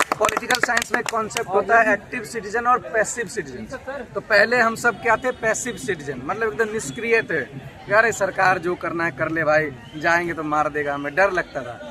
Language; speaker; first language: Hindi; native; Hindi